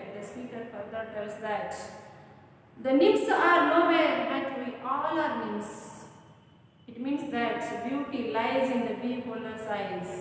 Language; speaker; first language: English; non-native, local second language; Kannada